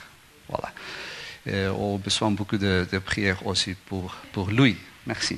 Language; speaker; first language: French; non-native, learner; Afrikaans